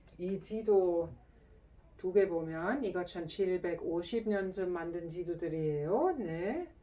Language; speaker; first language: Korean; non-native, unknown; German